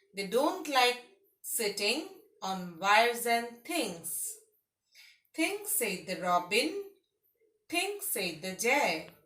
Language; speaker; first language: English; non-native, local second language; Assamese